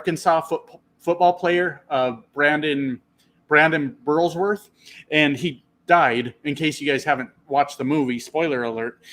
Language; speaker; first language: English; native; English